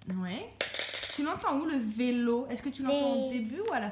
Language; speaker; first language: French; native; French